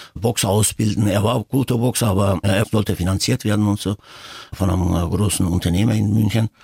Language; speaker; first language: German; early bilingual, other home language; Turkish